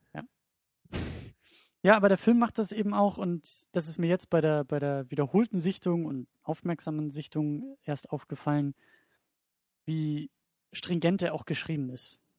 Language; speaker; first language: German; native; German